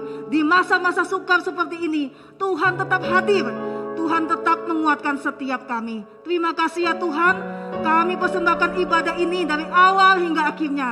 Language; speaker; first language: Malay; native; Malay